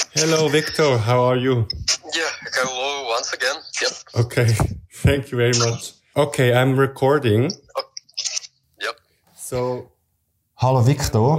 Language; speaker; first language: English; non-native, fluent; German